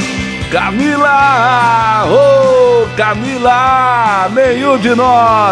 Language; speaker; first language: Portuguese; native; Portuguese